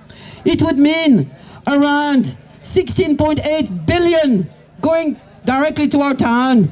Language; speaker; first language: English; non-native, fluent; French